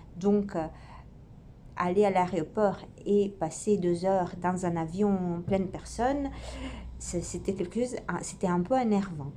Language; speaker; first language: French; non-native, fluent; Italian